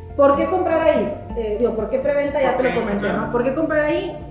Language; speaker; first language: Spanish; early bilingual, heritage; Spanish